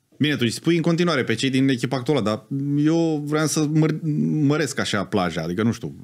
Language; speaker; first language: Romanian; native; Romanian